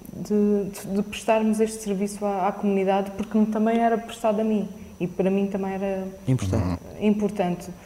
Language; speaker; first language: Portuguese; native; Portuguese